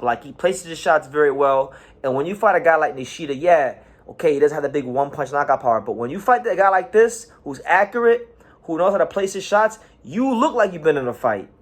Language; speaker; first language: English; native; English